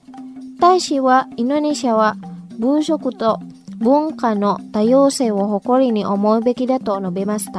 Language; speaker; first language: Japanese; non-native, fluent; Indonesian